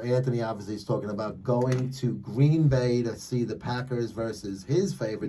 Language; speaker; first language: English; native; English